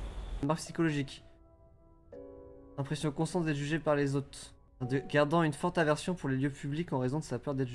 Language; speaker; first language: French; native; French